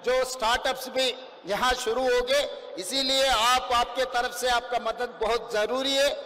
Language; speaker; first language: Hindi; non-native, local second language; Telugu